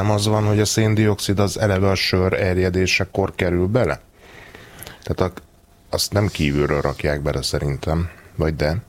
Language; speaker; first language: Hungarian; native; Hungarian